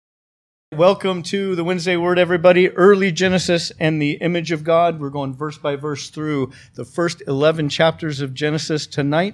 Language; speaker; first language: English; native; English